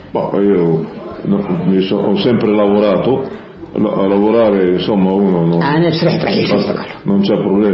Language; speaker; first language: Italian; early bilingual, heritage; Italian